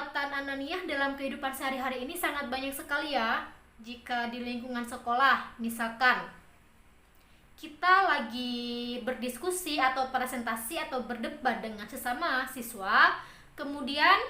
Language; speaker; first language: Indonesian; native; Indonesian